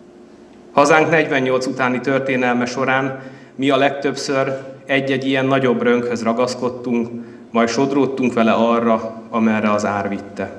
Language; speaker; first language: Hungarian; native; Hungarian